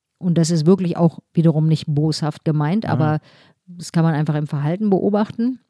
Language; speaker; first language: German; early bilingual, other home language; Turkish